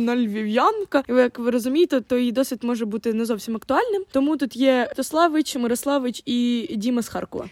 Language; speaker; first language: Ukrainian; non-native, local second language; Russian